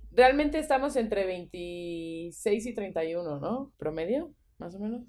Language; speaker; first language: Spanish; native; Spanish